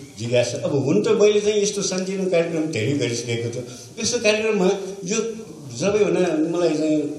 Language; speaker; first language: Nepali; non-native, local second language; Newari